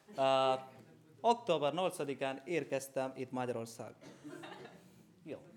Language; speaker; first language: Hungarian; non-native, learner; Malayalam